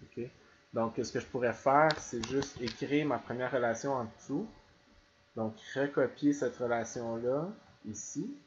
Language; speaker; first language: French; native; French